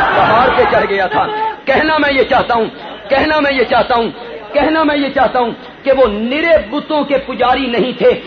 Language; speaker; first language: Urdu; non-native, local second language; Punjabi